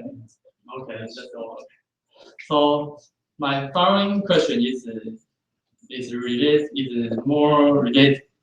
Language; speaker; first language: English; non-native, fluent; Chinese